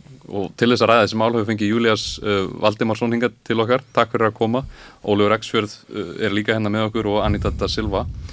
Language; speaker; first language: Icelandic; native; Icelandic